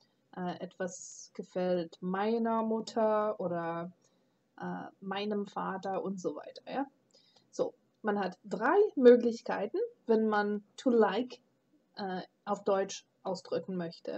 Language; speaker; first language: German; non-native, fluent; English